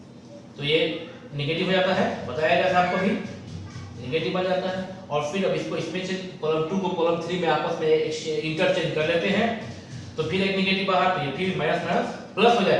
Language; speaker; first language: Hindi; native; Hindi